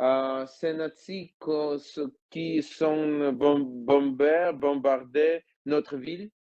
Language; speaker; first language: French; non-native, learner; Ukrainian